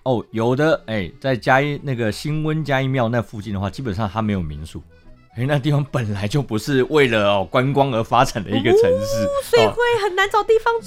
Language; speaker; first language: Chinese; native; Chinese